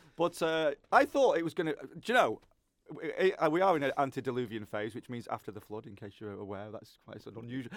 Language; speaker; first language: English; native; English